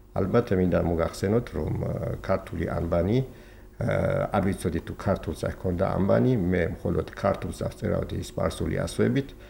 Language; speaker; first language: Georgian; early bilingual, heritage; Georgian